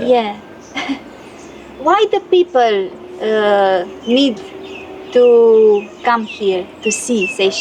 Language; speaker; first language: English; non-native, learner; Romanian